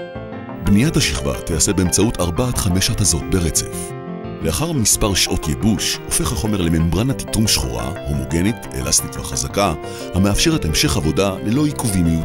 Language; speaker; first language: Hebrew; native; Hebrew